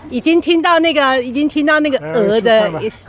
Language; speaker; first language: Chinese; native; Chinese